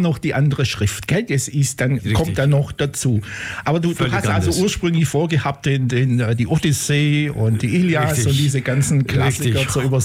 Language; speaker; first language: German; native; German